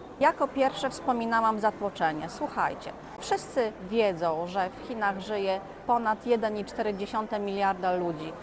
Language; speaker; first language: Polish; native; Polish